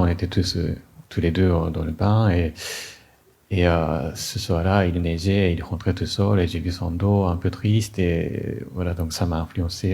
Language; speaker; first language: French; non-native, fluent; Japanese